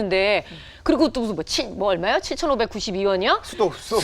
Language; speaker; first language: Korean; native; Korean